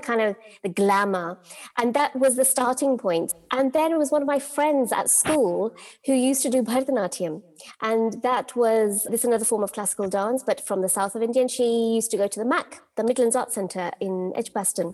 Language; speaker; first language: English; native; English